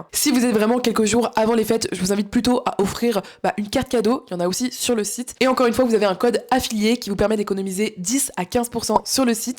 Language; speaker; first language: French; native; French